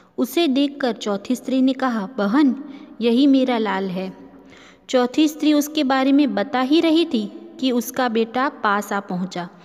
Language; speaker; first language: Hindi; non-native, local second language; Gujarati